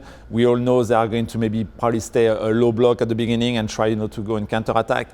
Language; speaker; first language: English; non-native, fluent; French